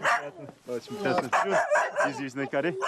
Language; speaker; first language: Russian; non-native, learner; Korean